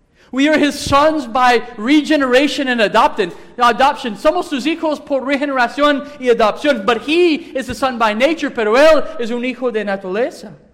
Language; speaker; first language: English; native; English